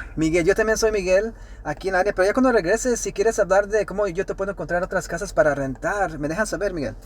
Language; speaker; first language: Spanish; early bilingual, heritage; Spanish